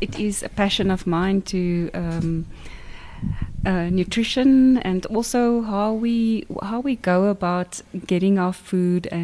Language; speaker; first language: English; non-native, local second language; Afrikaans